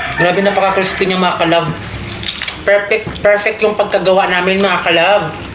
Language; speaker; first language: Filipino; non-native, local second language; Cebuano